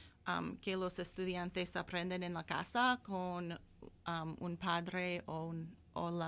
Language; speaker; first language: Spanish; non-native, fluent; English